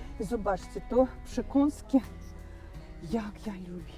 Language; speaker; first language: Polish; non-native, learner; Russian